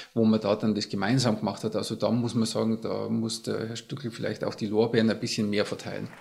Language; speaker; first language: German; native; German